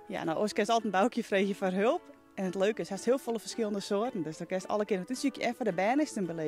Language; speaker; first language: Dutch; non-native, local second language; Western Frisian